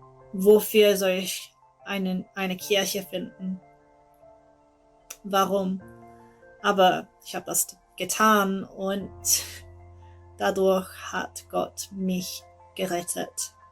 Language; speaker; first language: German; non-native, learner; English